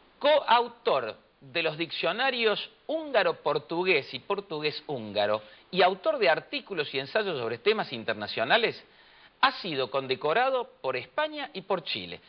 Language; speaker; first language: Spanish; native; Spanish